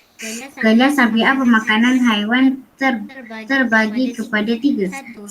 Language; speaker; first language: Malay; native; Malay